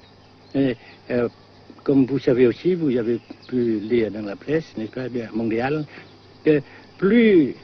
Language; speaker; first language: French; non-native, local second language; Vietnamese